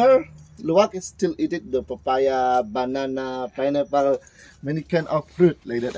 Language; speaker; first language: English; non-native, learner; Indonesian